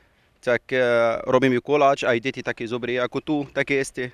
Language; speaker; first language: Slovak; non-native, learner; Arabic